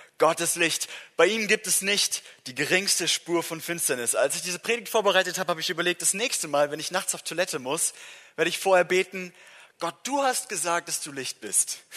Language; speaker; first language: German; non-native, fluent; English